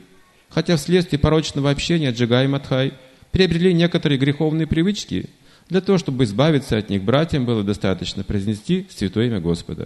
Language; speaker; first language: Russian; native; Russian